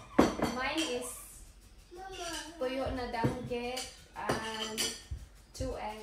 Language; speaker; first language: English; non-native, local second language; Filipino